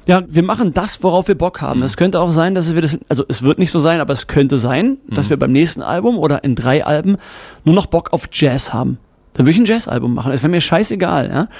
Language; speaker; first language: German; native; German